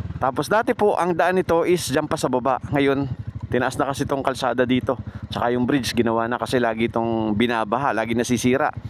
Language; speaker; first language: Filipino; native; Filipino